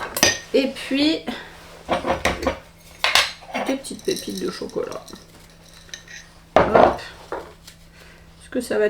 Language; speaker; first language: French; native; French